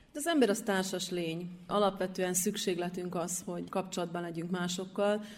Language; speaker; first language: Hungarian; native; Hungarian